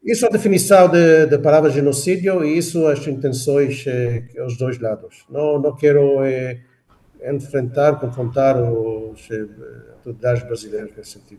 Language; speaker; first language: Portuguese; non-native, fluent; Hebrew